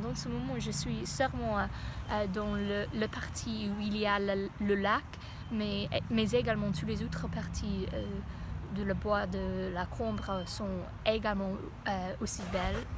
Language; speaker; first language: French; non-native, learner; English